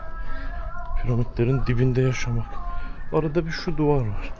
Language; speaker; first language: Turkish; native; Turkish